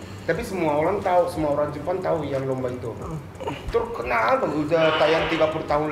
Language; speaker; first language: Indonesian; non-native, learner; Japanese